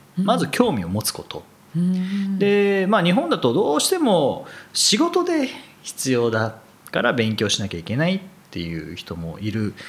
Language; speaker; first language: Japanese; native; Japanese